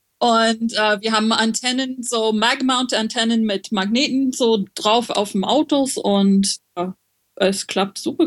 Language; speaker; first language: German; non-native, learner; French